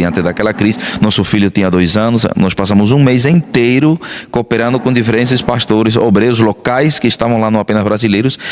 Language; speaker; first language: Portuguese; non-native, fluent; Spanish